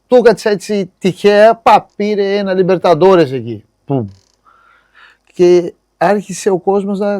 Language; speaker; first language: Greek; non-native, fluent; Portuguese